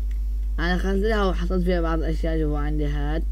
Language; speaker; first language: Arabic; native; Arabic